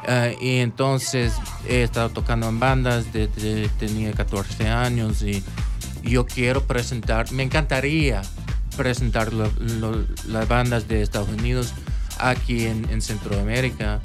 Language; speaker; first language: Spanish; early bilingual, heritage; English